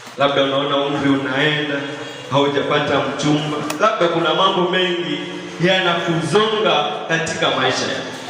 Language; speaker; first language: Swahili; non-native, local second language; Kamba